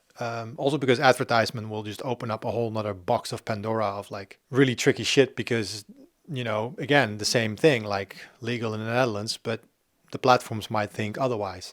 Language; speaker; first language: English; non-native, fluent; Dutch